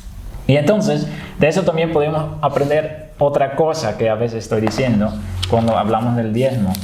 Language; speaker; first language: Spanish; non-native, fluent; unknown